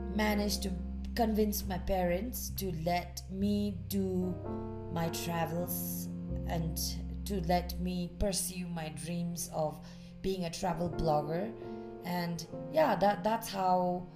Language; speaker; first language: English; non-native, fluent; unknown